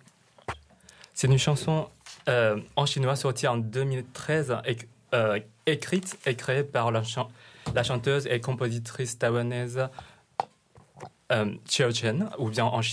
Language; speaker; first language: French; non-native, fluent; Chinese